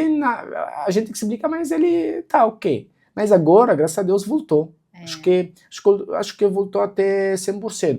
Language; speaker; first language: Portuguese; non-native, local second language; Arabic